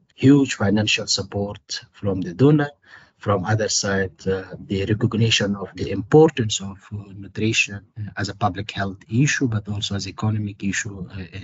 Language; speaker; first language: English; non-native, fluent; Persian